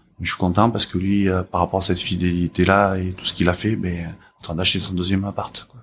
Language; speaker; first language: French; early bilingual, other home language; Korean